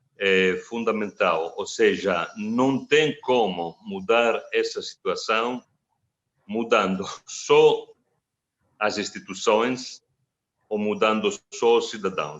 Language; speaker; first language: Portuguese; non-native, fluent; Italian